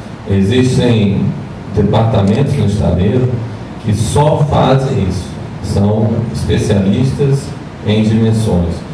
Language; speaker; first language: Portuguese; native; Portuguese